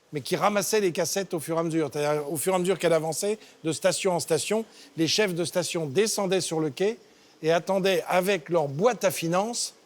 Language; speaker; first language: French; native; French